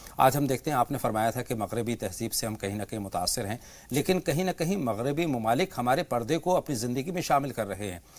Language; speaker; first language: Urdu; native; Urdu